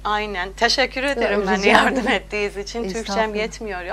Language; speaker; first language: Turkish; non-native, learner; Azerbaijani